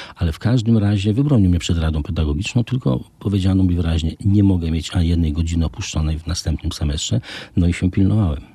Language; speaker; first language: Polish; native; Polish